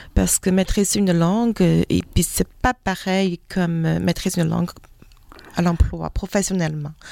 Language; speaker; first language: French; non-native, fluent; Chinese